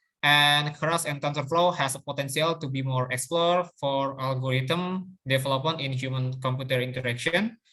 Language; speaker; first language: English; non-native, learner; Indonesian